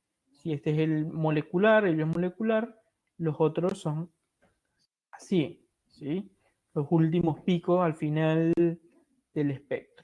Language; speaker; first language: Spanish; native; Spanish